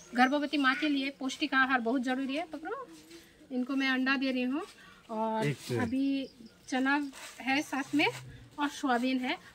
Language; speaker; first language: Hindi; non-native, local second language; Bangla